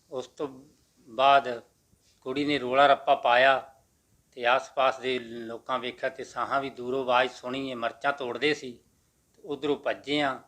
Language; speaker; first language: Punjabi; native; Punjabi